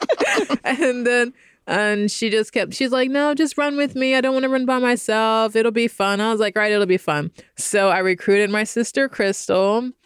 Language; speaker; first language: English; native; English